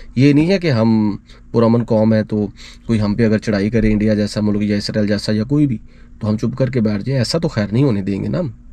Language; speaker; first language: Urdu; non-native, local second language; Punjabi